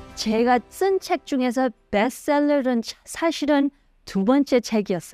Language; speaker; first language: Korean; early bilingual, heritage; Korean